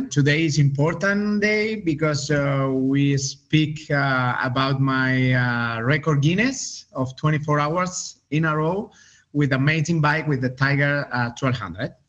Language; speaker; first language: English; non-native, learner; Spanish